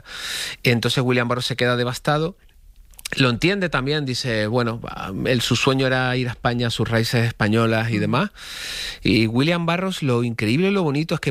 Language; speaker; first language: Spanish; native; Spanish